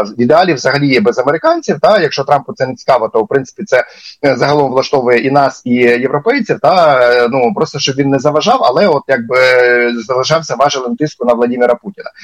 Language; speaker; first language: Ukrainian; native; Ukrainian